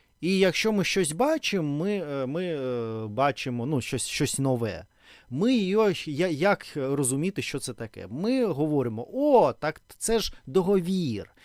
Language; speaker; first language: Ukrainian; non-native, learner; Russian